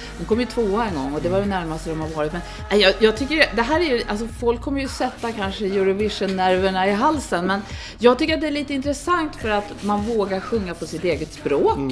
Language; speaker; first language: Swedish; native; Swedish